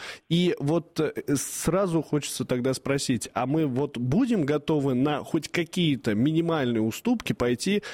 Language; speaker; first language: Russian; native; Russian